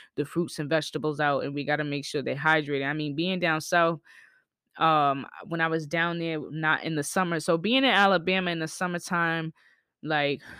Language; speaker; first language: English; native; English